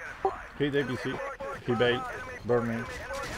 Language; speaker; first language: English; non-native, learner; Spanish